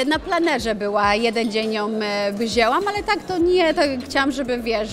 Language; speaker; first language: Polish; early bilingual, other home language; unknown